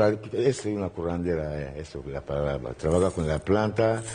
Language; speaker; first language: Spanish; non-native, learner; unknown